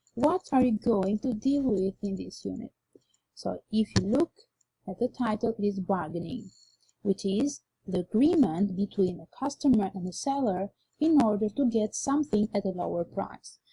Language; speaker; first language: English; non-native, fluent; Albanian